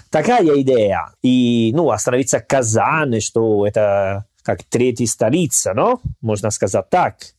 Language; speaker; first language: Russian; non-native, learner; Italian